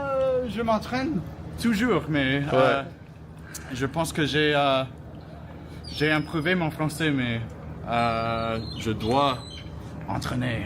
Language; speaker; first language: French; non-native, learner; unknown